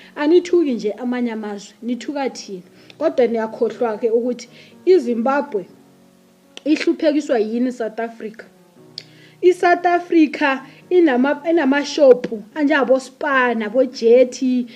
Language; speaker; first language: Zulu; native; Zulu